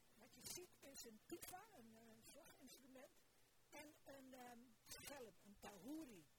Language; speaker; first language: Dutch; early bilingual, other home language; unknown